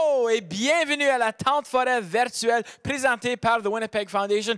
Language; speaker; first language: French; native; French